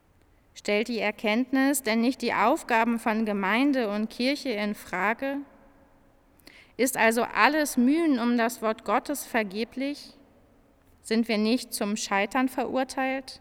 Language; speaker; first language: German; native; German